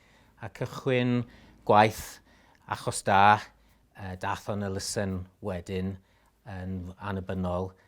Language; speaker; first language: Welsh; native; Welsh